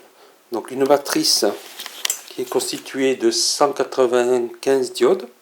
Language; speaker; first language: French; native; French